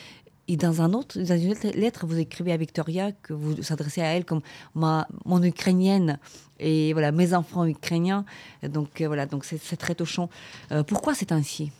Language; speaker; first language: French; non-native, fluent; Ukrainian